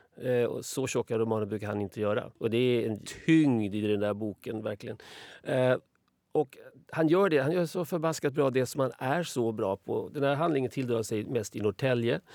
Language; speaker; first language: Swedish; native; Swedish